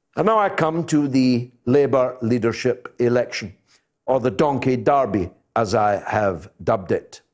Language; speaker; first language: English; native; English